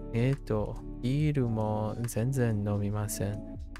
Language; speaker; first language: Japanese; non-native, learner; English